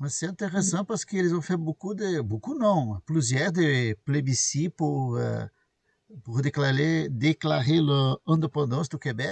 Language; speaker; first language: French; non-native, learner; Portuguese